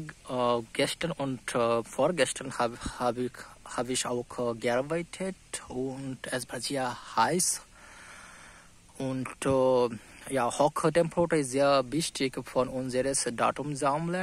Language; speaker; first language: German; non-native, learner; Bangla